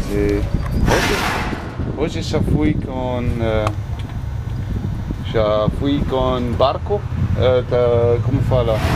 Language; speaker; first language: Portuguese; non-native, learner; German